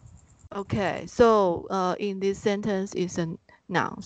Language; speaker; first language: English; non-native, learner; Chinese